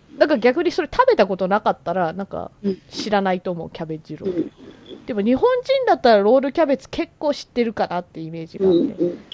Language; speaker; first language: Japanese; early bilingual, heritage; Japanese